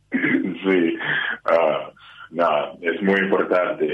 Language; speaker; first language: Spanish; non-native, learner; English